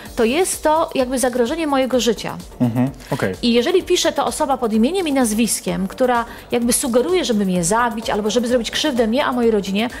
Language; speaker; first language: Polish; native; Polish